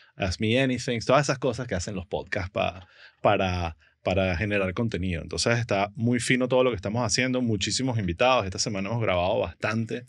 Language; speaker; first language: Spanish; native; Spanish